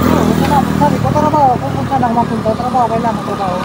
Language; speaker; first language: Filipino; non-native, local second language; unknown